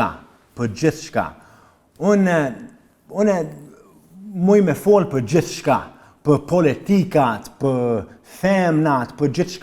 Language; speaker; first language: Albanian; early bilingual, heritage; English